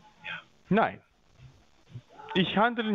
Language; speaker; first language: German; non-native, learner; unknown